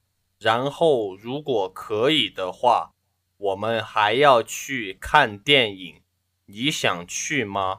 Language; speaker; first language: Chinese; non-native, learner; English